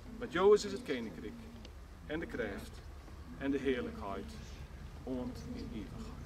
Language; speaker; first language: Dutch; non-native, local second language; Western Frisian